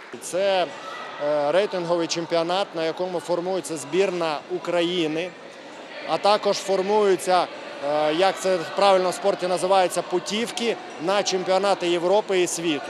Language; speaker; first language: Ukrainian; native; Ukrainian